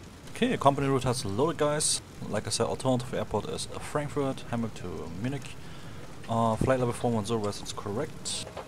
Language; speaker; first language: English; non-native, fluent; German